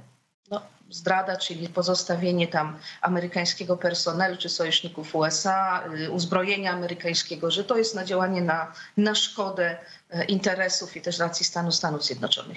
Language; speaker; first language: Polish; native; Polish